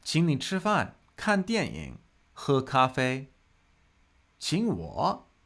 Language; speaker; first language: Chinese; non-native, fluent; English